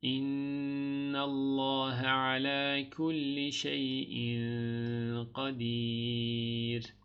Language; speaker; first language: Arabic; non-native, fluent; Turkish